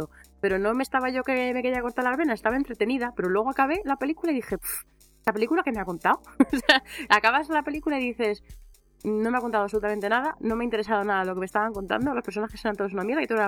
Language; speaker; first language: Spanish; native; Spanish